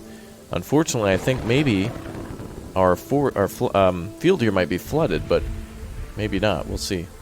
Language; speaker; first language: English; native; English